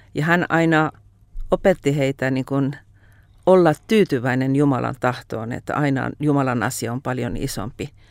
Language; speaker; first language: Finnish; non-native, fluent; Persian